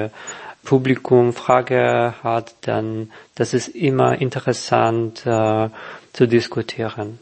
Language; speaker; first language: German; non-native, learner; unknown